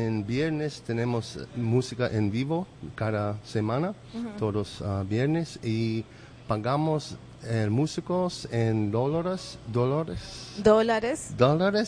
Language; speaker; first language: Spanish; non-native, learner; English